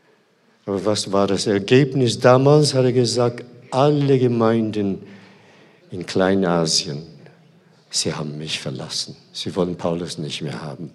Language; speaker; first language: German; non-native, fluent; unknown